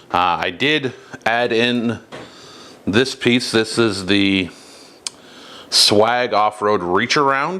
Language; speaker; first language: English; native; English